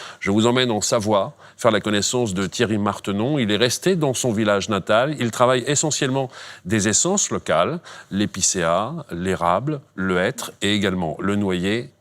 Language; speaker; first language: French; native; French